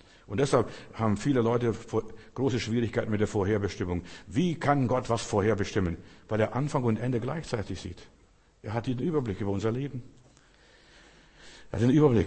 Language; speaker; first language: German; non-native, fluent; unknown